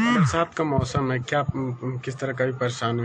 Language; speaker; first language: Hindi; native; Hindi